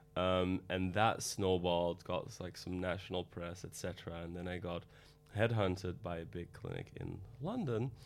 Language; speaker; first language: English; non-native, fluent; Dutch